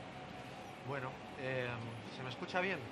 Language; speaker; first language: Spanish; native; Spanish